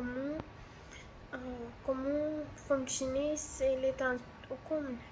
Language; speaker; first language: French; non-native, learner; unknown